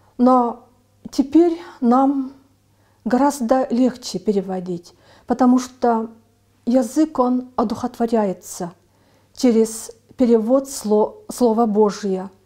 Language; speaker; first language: Russian; non-native, local second language; Yakut